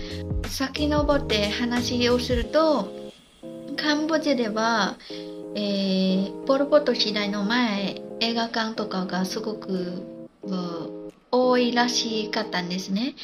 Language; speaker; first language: Japanese; non-native, fluent; Khmer